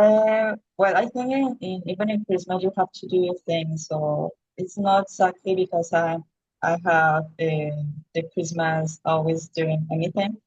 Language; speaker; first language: English; non-native, learner; Spanish